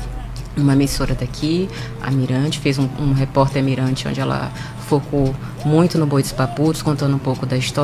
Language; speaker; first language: Portuguese; native; Portuguese